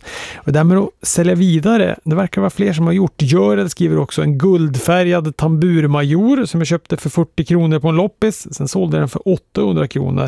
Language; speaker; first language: Swedish; native; Swedish